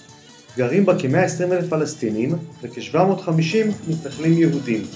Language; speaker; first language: Hebrew; native; Hebrew